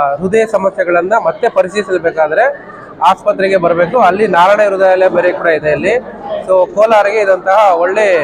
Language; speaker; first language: Kannada; native; Kannada